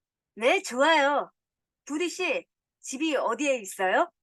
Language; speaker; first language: Korean; non-native, learner; Indonesian